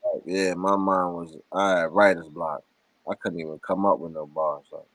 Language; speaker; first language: English; native; English